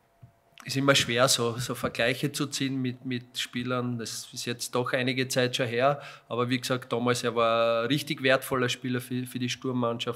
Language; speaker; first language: German; native; German